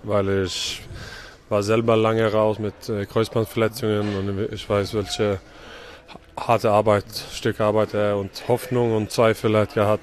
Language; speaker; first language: German; non-native, fluent; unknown